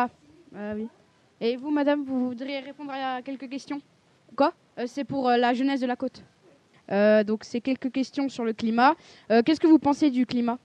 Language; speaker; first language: French; native; French